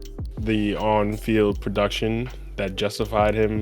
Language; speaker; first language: English; native; English